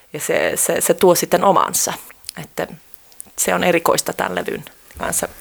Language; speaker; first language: Finnish; early bilingual, heritage; Finnish